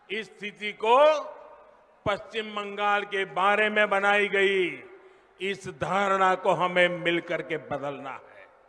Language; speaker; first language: Hindi; non-native, local second language; Gujarati